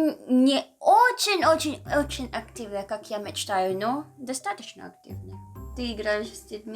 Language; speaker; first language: Russian; non-native, learner; Filipino